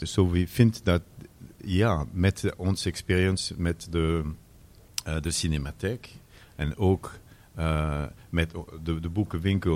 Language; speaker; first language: Dutch; non-native, learner; French